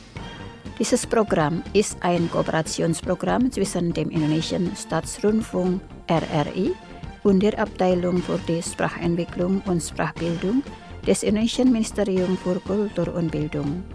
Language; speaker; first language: German; non-native, fluent; Indonesian